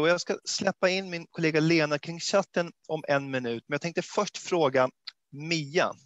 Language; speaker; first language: Swedish; native; Swedish